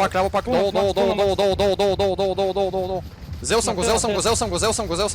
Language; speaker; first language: Bulgarian; native; Bulgarian